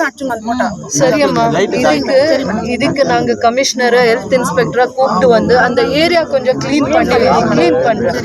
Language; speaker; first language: Tamil; non-native, local second language; Kannada